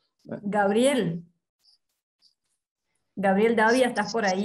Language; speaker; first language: Spanish; native; Spanish